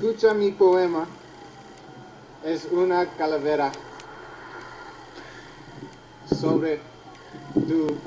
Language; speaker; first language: Spanish; non-native, learner; English